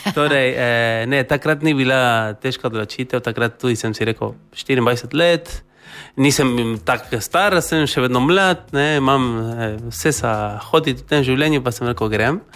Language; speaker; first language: Slovenian; non-native, fluent; Spanish